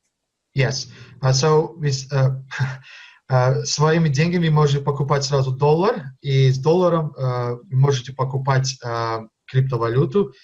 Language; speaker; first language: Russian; early bilingual, heritage; Russian